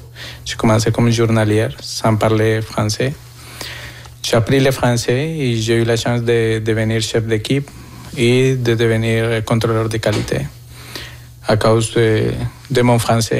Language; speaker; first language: French; non-native, fluent; Spanish